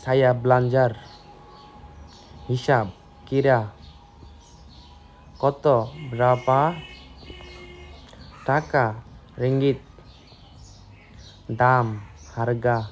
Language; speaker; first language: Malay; non-native, learner; Bangla